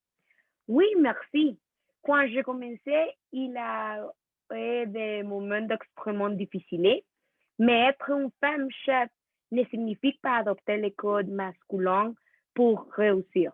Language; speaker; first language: French; non-native, learner; Spanish